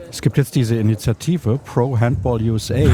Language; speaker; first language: German; native; German